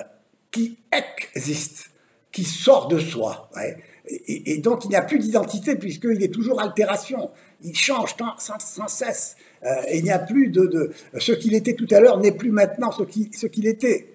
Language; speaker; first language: French; native; French